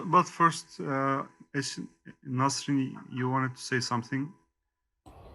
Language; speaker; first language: English; non-native, learner; Turkish